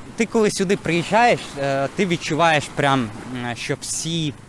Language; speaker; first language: Ukrainian; native; Ukrainian